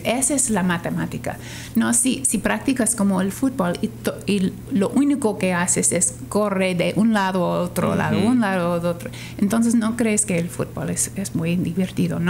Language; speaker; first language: Spanish; non-native, fluent; English